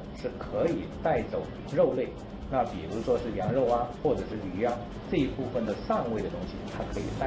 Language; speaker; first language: Chinese; native; Chinese